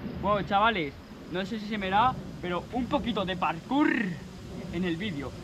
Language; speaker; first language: Spanish; native; Spanish